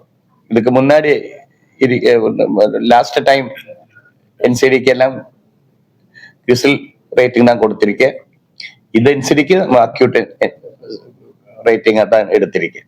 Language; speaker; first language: Tamil; non-native, local second language; Malayalam